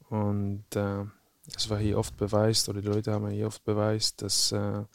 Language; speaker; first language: German; non-native, fluent; Czech